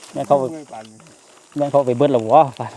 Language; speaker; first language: Thai; non-native, local second language; Northeastern Thai